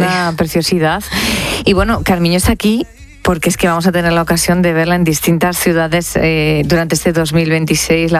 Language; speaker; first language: Spanish; native; Spanish